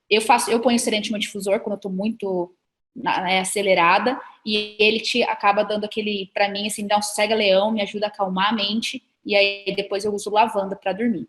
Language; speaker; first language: Portuguese; native; Portuguese